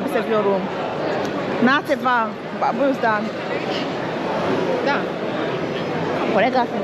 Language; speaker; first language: Turkish; non-native, learner; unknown